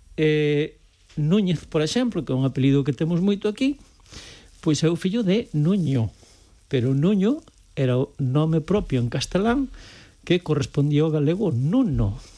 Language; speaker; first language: Galician; native; Galician